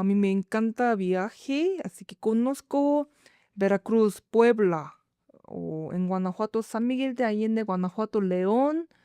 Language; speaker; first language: Spanish; non-native, fluent; Korean